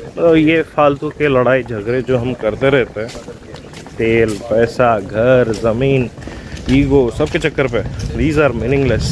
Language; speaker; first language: Hindi; non-native, local second language; Bangla